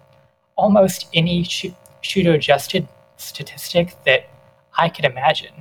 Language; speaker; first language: English; native; English